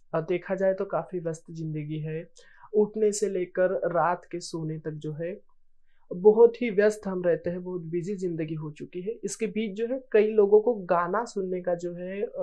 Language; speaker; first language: Hindi; native; Hindi